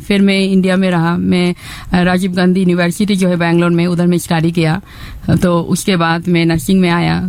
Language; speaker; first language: Hindi; non-native, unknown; Bangla